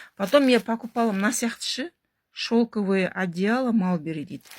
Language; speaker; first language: Russian; non-native, local second language; Kazakh